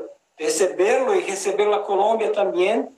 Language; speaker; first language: Spanish; non-native, learner; Portuguese